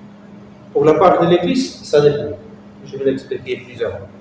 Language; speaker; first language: French; non-native, fluent; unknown